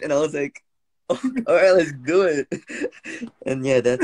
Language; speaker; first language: English; early bilingual, other home language; Korean